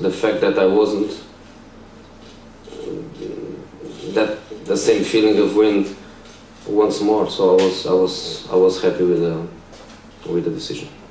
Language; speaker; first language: English; non-native, fluent; Portuguese